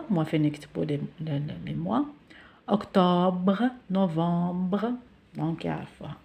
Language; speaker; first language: French; non-native, local second language; Arabic